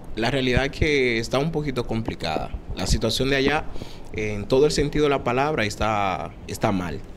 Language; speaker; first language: Spanish; non-native, fluent; Haitian Creole